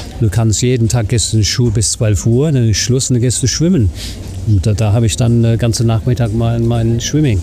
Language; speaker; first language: German; non-native, fluent; English